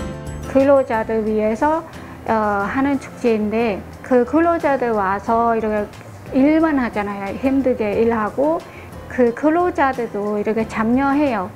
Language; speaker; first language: Korean; non-native, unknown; Khmer